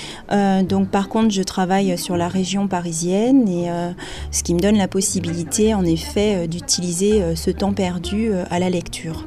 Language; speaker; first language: French; native; French